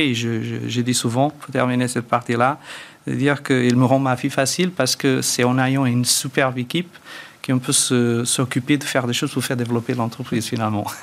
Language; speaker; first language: French; early bilingual, other home language; Portuguese